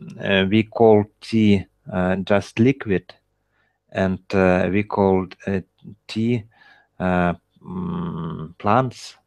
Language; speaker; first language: English; non-native, learner; Russian